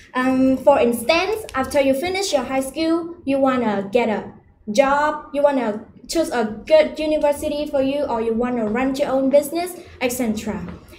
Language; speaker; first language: English; non-native, learner; Khmer